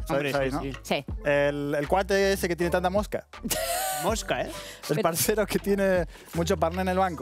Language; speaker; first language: Spanish; native; Spanish